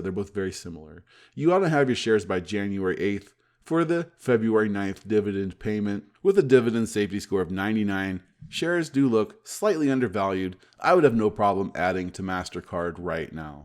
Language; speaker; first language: English; native; English